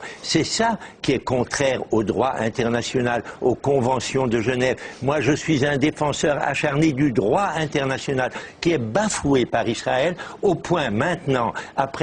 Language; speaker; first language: French; native; French